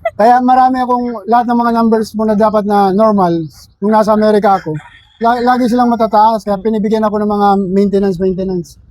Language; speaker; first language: Filipino; non-native, local second language; Bikol